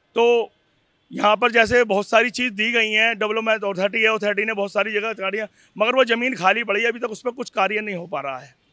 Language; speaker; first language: Hindi; native; Hindi